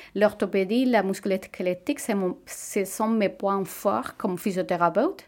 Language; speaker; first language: French; non-native, fluent; Spanish